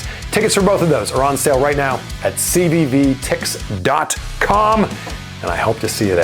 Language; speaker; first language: English; native; English